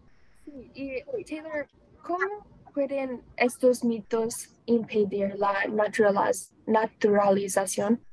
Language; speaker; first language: Spanish; non-native, learner; English